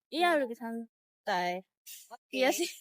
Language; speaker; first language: Indonesian; non-native, learner; Japanese